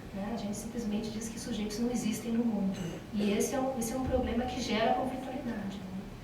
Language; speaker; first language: Portuguese; native; Portuguese